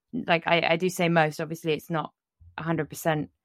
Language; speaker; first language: English; native; English